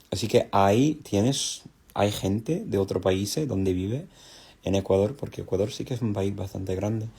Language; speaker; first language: Spanish; non-native, fluent; English